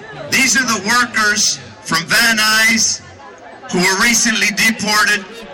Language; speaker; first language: English; early bilingual, other home language; Spanish